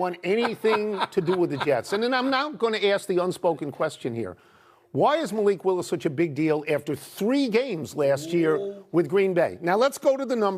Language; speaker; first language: English; native; English